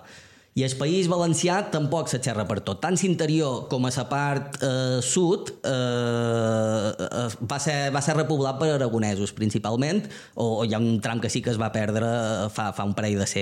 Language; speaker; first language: Catalan; native; Catalan